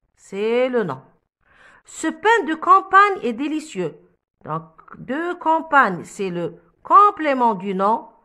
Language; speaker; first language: French; non-native, local second language; Arabic